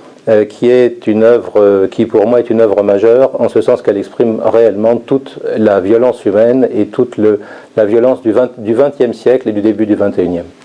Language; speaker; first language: French; native; French